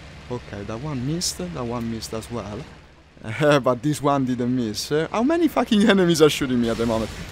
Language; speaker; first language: English; non-native, fluent; Italian